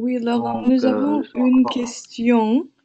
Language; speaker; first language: French; non-native, fluent; English